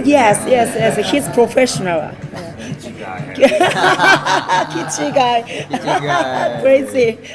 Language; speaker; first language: English; non-native, learner; Japanese